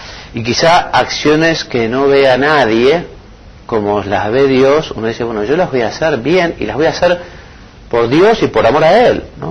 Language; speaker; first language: Spanish; native; Spanish